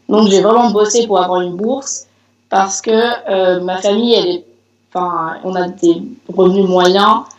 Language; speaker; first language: French; non-native, fluent; Spanish